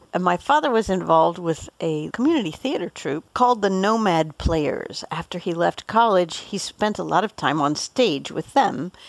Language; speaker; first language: English; native; English